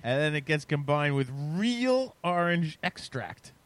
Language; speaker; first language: English; native; English